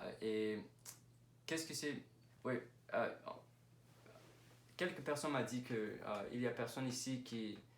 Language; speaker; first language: French; non-native, learner; English